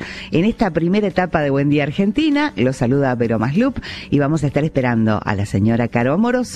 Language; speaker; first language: Spanish; native; Spanish